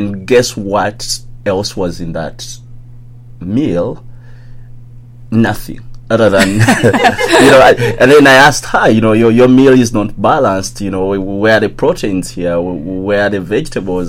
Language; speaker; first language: English; non-native, local second language; Ganda